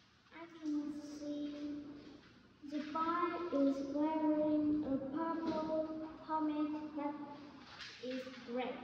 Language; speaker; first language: English; non-native, learner; Vietnamese